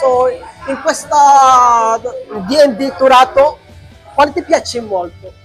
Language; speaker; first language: Italian; non-native, learner; Filipino